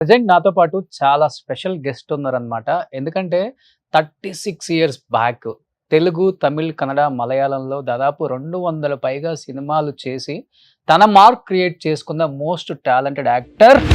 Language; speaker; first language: Telugu; native; Telugu